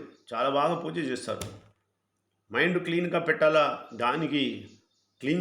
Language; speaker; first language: Telugu; non-native, fluent; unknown